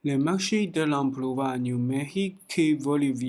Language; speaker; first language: French; non-native, learner; Chinese